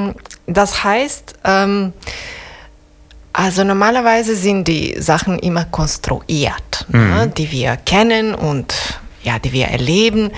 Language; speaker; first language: German; non-native, fluent; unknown